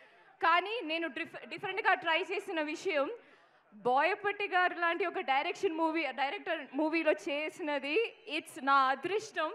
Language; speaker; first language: Telugu; non-native, learner; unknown